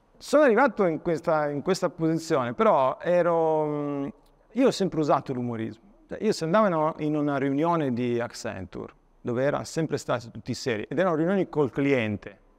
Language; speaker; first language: Italian; native; Italian